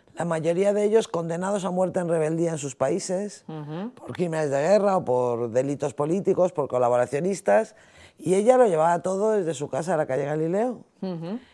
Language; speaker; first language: Spanish; native; Spanish